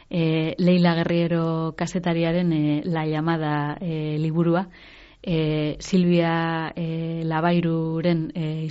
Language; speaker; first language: Basque; native; Basque